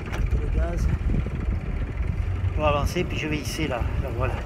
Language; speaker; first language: French; native; French